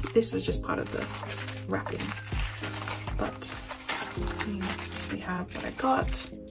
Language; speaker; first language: English; native; English